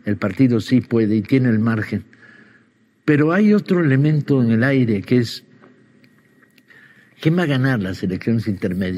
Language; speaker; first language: Spanish; native; Spanish